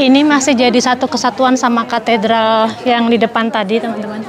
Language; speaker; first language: Indonesian; native; Indonesian